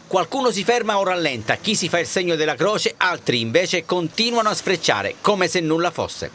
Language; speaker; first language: Italian; native; Italian